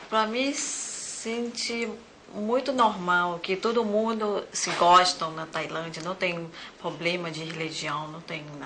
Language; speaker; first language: Portuguese; non-native, learner; Thai